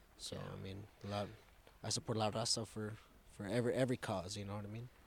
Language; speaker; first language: English; early bilingual, other home language; Spanish